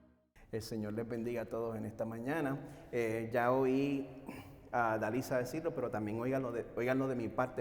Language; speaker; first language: Spanish; native; Spanish